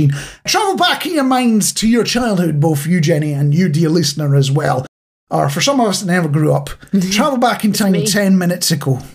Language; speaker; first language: English; native; English